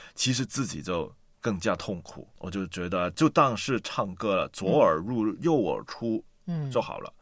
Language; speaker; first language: Chinese; non-native, local second language; Cantonese